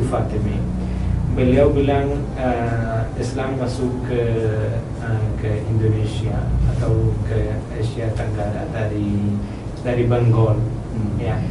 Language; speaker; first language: Indonesian; non-native, learner; Malayalam